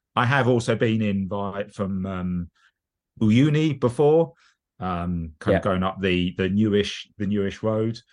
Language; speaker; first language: English; native; English